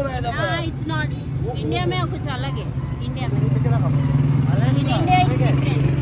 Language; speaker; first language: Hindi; non-native, local second language; Telugu